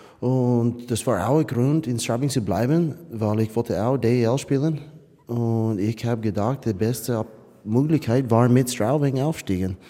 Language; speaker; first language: German; non-native, fluent; English